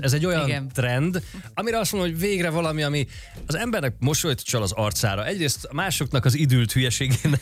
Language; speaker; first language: Hungarian; native; Hungarian